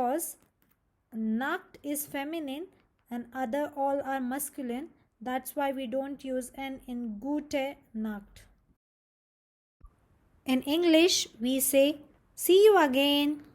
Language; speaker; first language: English; non-native, local second language; Marathi